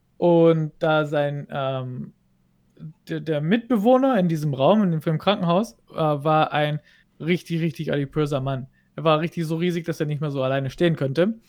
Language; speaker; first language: German; non-native, fluent; Hebrew